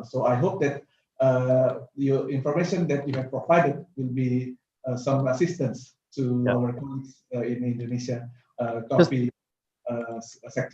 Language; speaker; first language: English; non-native, fluent; Indonesian